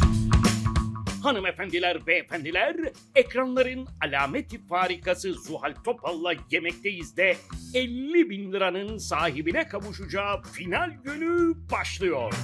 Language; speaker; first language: Turkish; native; Turkish